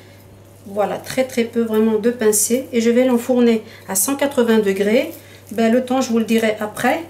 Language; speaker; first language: French; native; French